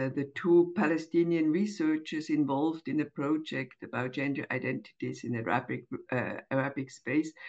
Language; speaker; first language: English; non-native, fluent; German